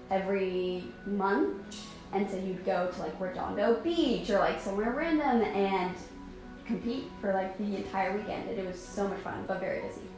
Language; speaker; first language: English; native; English